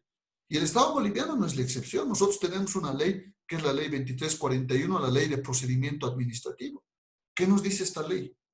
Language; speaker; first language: Spanish; native; Spanish